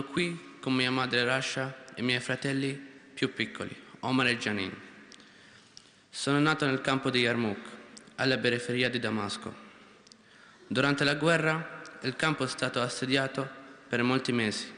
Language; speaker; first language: Italian; non-native, learner; Arabic